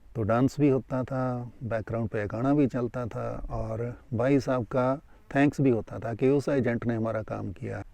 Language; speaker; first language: Hindi; non-native, local second language; Punjabi